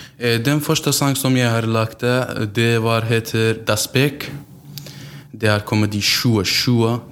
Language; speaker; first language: Norwegian; non-native, learner; Central Kurdish